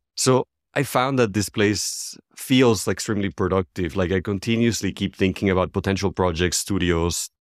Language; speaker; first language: English; non-native, fluent; Spanish